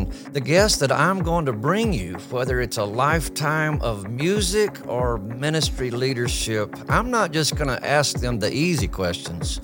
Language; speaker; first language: English; native; English